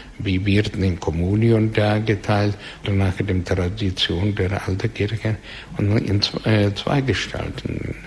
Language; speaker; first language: German; non-native, learner; Russian